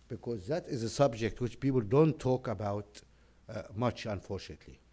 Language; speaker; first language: English; non-native, fluent; Arabic